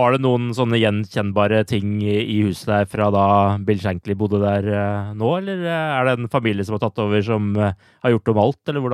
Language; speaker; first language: Norwegian; native; Norwegian